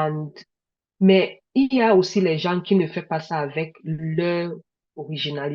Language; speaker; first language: French; non-native, learner; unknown